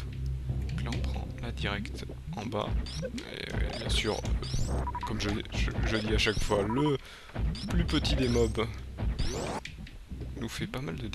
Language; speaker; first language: French; native; French